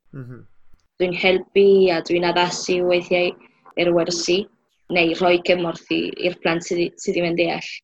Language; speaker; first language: Welsh; non-native, fluent; Spanish